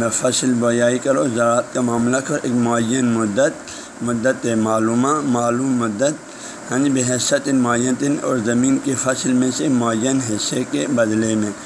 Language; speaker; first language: Urdu; non-native, local second language; Balti